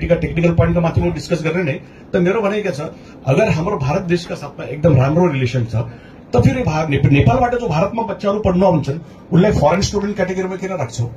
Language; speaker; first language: Nepali; early bilingual, heritage; Nepali